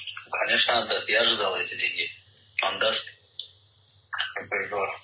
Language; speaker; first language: Russian; non-native, local second language; Uzbek